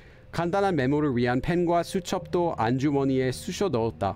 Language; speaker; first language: Korean; non-native, fluent; English